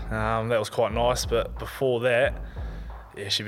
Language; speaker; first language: English; native; English